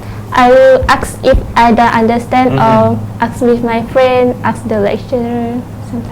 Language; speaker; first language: English; non-native, learner; Thai